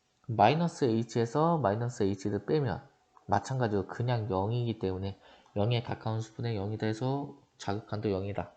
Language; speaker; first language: Korean; native; Korean